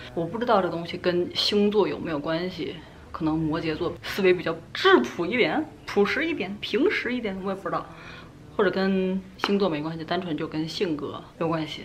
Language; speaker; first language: Chinese; native; Chinese